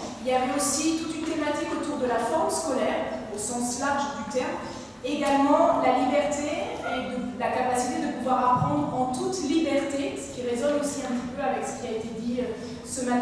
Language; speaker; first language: French; native; French